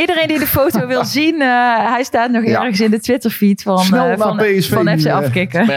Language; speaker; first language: Dutch; native; Dutch